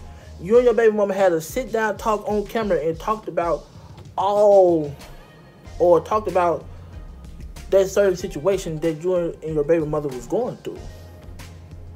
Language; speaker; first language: English; native; English